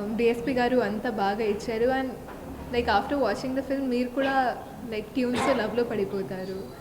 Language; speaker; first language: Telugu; non-native, fluent; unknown